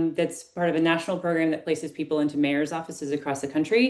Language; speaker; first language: English; native; English